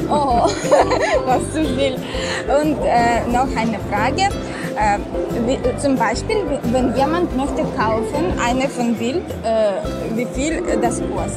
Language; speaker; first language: German; non-native, learner; Russian